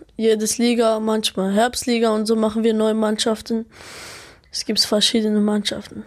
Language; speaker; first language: German; early bilingual, other home language; Arabic